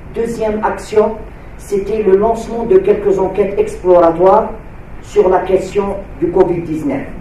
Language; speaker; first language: French; non-native, local second language; Arabic